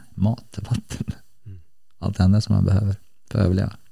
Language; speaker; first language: Swedish; early bilingual, other home language; Bosnian